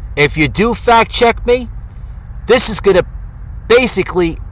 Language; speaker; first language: English; native; English